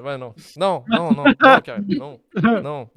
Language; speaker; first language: French; native; French